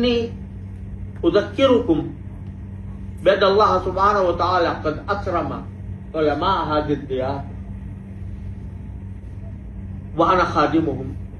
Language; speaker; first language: Arabic; non-native, fluent; Urdu